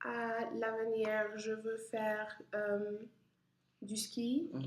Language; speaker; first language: French; non-native, learner; English